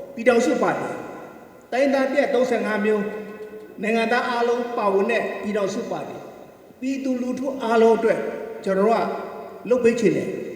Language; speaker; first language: Burmese; non-native, local second language; Shan